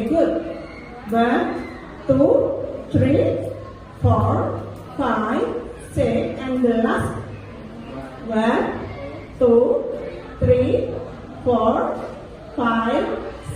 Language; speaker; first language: English; non-native, learner; Indonesian